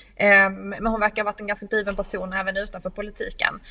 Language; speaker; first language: Swedish; native; Swedish